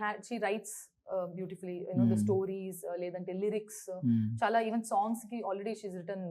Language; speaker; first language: Telugu; non-native, learner; Kannada